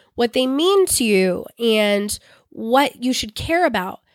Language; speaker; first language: English; native; English